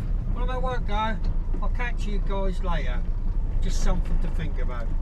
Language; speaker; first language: English; native; English